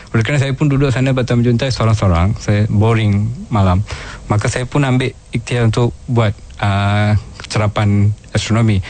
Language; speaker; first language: Malay; non-native, local second language; Tamil